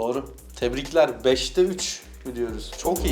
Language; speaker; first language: Turkish; native; Turkish